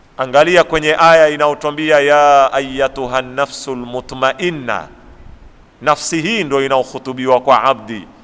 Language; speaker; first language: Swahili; native; Swahili